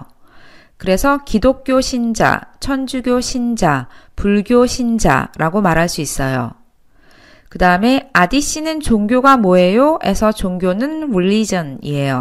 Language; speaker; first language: Korean; native; Korean